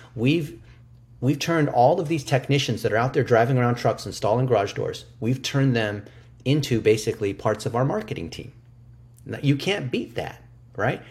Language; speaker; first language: English; early bilingual, other home language; Chinese